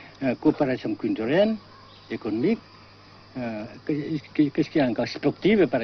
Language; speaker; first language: French; non-native, local second language; Vietnamese